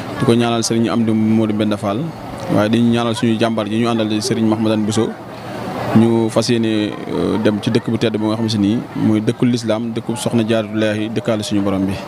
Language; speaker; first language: Wolof; native; Wolof